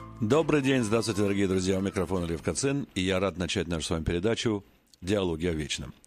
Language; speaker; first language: Russian; native; Russian